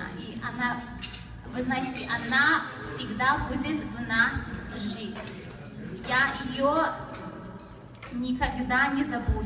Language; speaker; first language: Russian; early bilingual, heritage; English